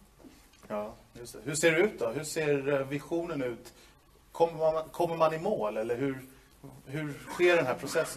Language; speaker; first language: Swedish; native; Swedish